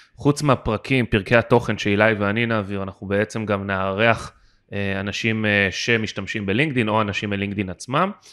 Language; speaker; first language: Hebrew; native; Hebrew